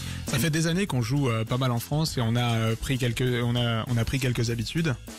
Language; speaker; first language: French; native; French